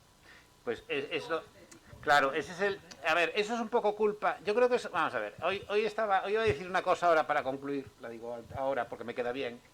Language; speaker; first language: Spanish; native; Spanish